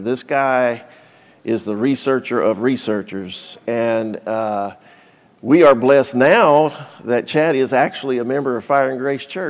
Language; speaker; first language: English; native; English